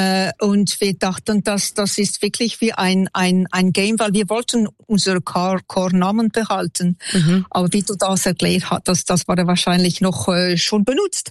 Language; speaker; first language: German; non-native, local second language; French